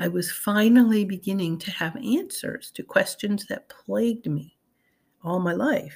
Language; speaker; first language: English; native; English